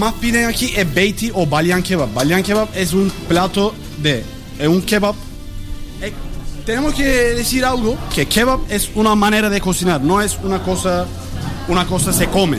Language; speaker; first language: Spanish; non-native, learner; Turkish